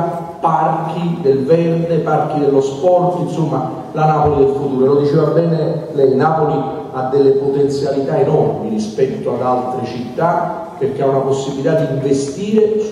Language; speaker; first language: Italian; native; Italian